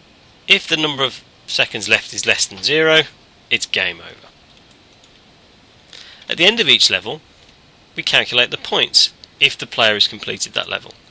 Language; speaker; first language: English; native; English